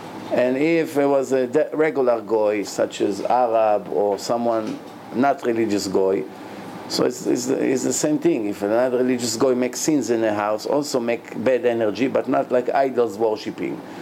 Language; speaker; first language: English; non-native, fluent; Hebrew